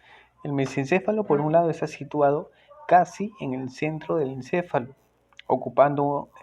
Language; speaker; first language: Spanish; native; Spanish